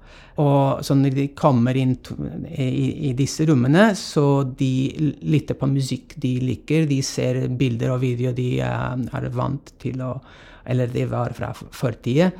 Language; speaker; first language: Norwegian; non-native, fluent; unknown